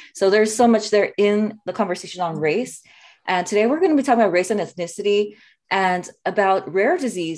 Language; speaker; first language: English; native; English